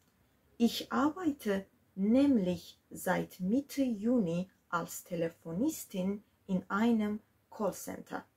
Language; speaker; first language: German; non-native, fluent; Georgian